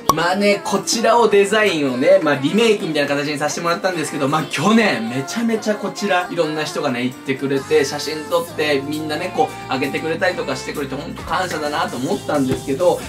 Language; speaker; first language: Japanese; native; Japanese